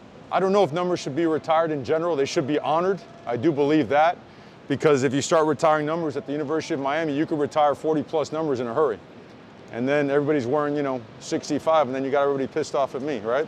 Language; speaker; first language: English; early bilingual, other home language; Spanish